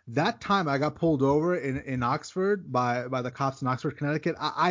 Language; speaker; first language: English; early bilingual, other home language; Urdu